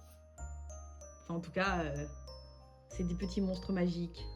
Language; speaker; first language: French; native; French